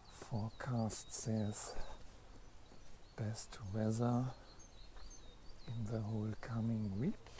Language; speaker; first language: English; non-native, fluent; German